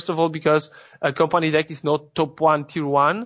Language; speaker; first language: English; non-native, fluent; Polish